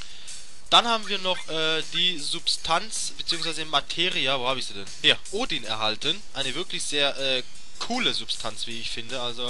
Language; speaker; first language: German; native; German